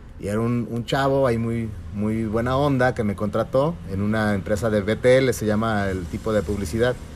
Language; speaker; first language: Spanish; native; Spanish